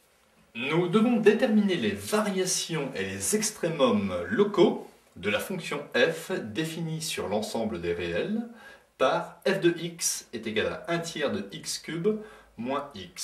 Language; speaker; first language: French; native; French